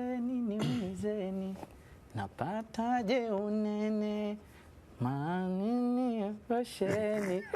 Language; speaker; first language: Swahili; non-native, local second language; Masai